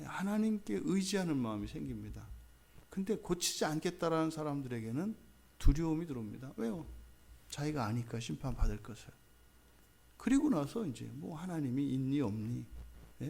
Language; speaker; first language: Korean; native; Korean